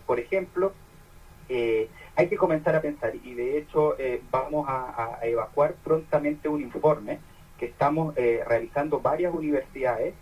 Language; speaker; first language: Spanish; native; Spanish